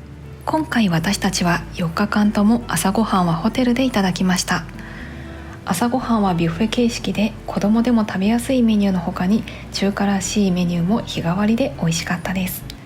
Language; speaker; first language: Japanese; native; Japanese